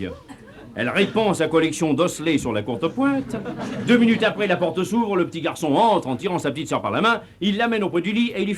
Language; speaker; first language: French; native; French